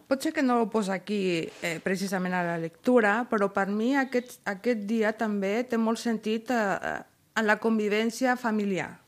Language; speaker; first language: Catalan; non-native, fluent; Spanish